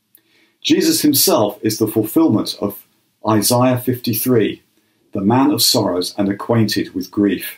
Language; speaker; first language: English; native; English